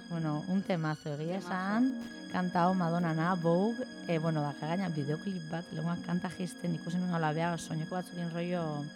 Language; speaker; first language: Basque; native; Basque